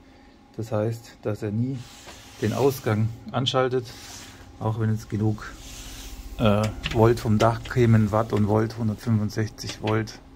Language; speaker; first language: German; native; German